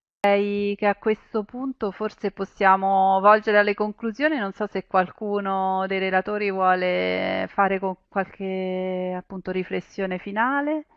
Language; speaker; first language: Italian; native; Italian